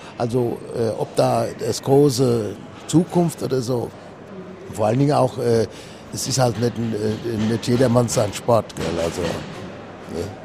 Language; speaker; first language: German; native; German